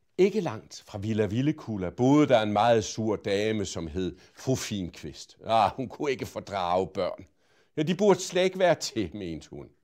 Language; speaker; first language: Danish; native; Danish